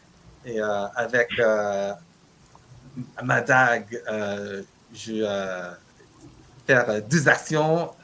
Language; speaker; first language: French; non-native, learner; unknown